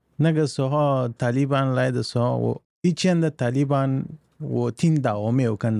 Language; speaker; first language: Chinese; non-native, learner; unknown